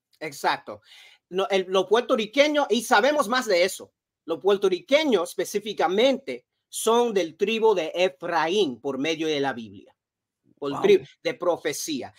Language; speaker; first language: Spanish; early bilingual, heritage; Spanish